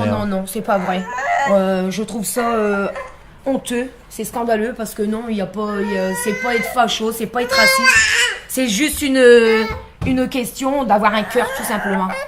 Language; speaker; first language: French; native; French